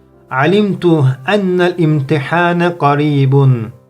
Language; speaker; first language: Arabic; non-native, fluent; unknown